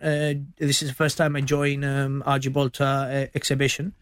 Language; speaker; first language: English; early bilingual, other home language; Spanish